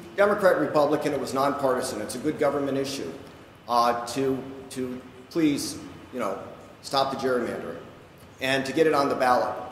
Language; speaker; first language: English; native; English